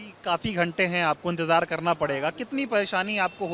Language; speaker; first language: Hindi; native; Hindi